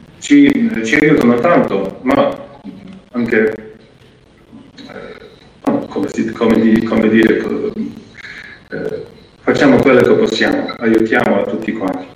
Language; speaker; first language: Italian; non-native, fluent; Ukrainian